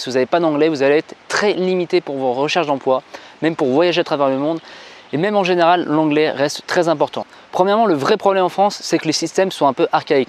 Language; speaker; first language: French; native; French